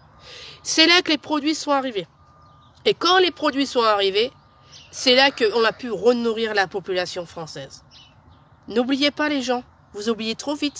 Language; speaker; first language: French; native; French